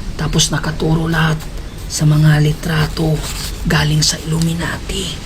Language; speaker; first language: Filipino; non-native, local second language; Cebuano